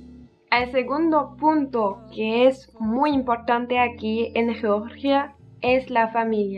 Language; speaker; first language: Spanish; non-native, learner; French